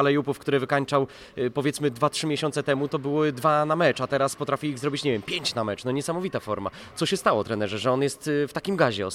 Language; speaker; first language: Polish; native; Polish